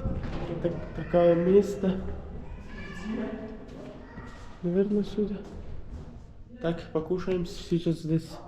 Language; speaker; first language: Russian; non-native, learner; Kyrgyz